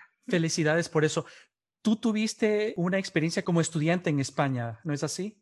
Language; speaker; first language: Spanish; native; Spanish